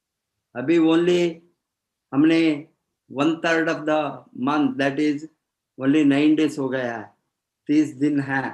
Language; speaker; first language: Hindi; non-native, fluent; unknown